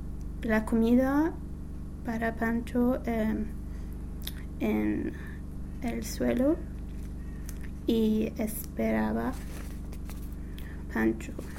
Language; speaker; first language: Spanish; non-native, learner; English